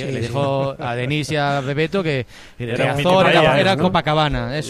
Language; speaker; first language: Spanish; native; Spanish